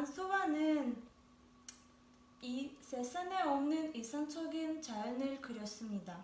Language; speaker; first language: Korean; non-native, learner; Russian